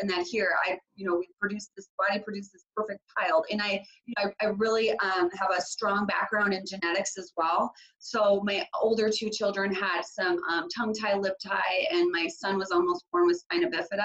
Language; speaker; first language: English; native; English